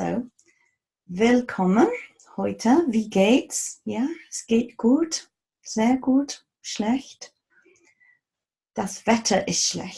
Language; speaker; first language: German; non-native, fluent; English